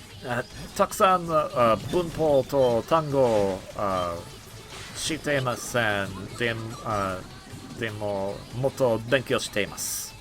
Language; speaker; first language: Japanese; non-native, learner; English